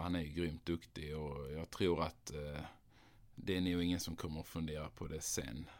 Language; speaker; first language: Swedish; native; Swedish